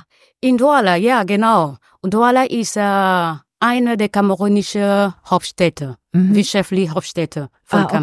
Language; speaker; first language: German; non-native, learner; French